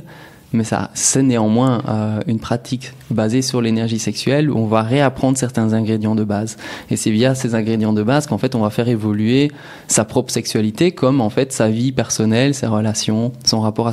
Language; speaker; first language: French; native; French